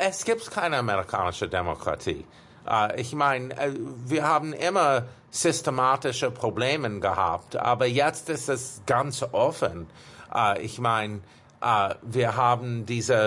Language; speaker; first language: German; non-native, fluent; English